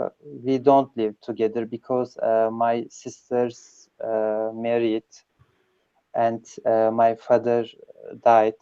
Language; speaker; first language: English; non-native, learner; Turkish